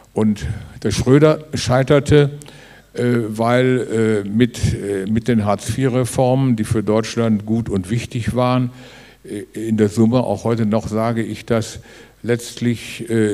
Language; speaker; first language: German; native; German